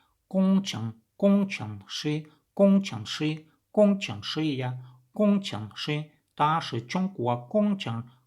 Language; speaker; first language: Chinese; non-native, learner; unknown